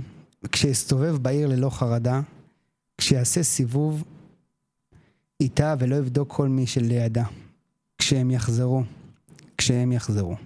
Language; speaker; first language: Hebrew; native; Hebrew